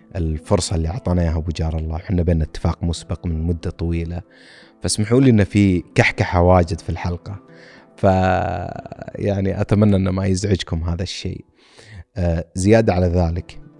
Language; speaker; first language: Arabic; native; Arabic